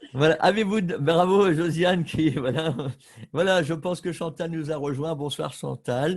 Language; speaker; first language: French; native; French